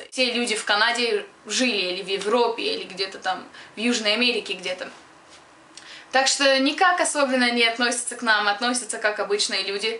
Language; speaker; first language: Russian; early bilingual, other home language; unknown